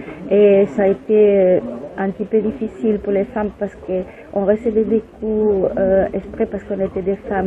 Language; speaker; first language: French; non-native, fluent; Spanish